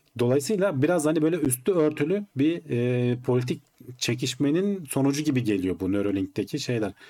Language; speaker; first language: Turkish; native; Turkish